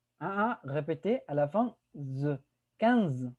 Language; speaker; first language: French; non-native, fluent; Spanish